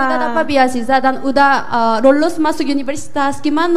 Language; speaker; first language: Indonesian; non-native, fluent; Korean